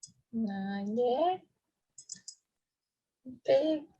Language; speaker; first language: French; non-native, learner; Portuguese